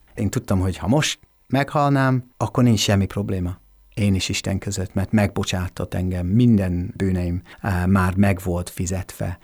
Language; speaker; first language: Hungarian; non-native, fluent; English